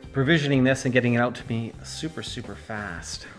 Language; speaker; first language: English; native; English